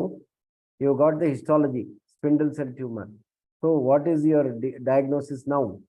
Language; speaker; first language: English; non-native, local second language; Kannada